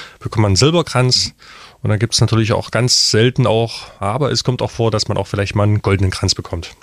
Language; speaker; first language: German; non-native, local second language; Upper Sorbian